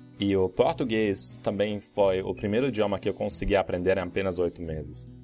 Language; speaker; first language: Portuguese; non-native, fluent; German